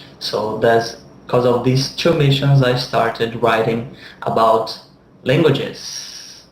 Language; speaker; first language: English; non-native, fluent; Portuguese